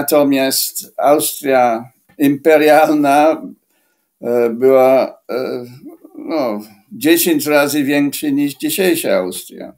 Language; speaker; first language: Polish; non-native, fluent; English